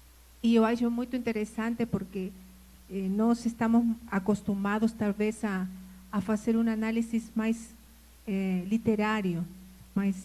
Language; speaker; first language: Portuguese; non-native, fluent; Spanish